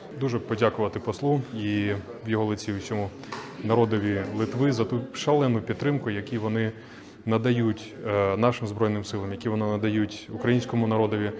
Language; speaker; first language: Ukrainian; native; Ukrainian